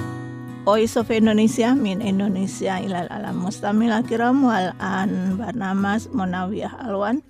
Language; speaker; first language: Arabic; non-native, fluent; Indonesian